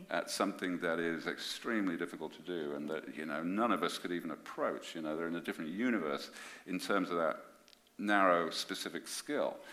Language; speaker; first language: English; native; English